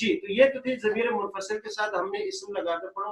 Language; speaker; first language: Urdu; native; Urdu